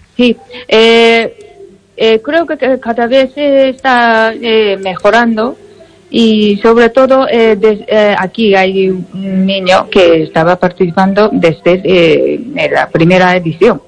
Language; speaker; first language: Spanish; non-native, learner; Japanese